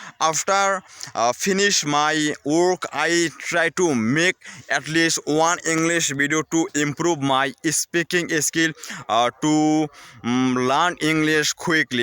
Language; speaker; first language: English; non-native, learner; Bangla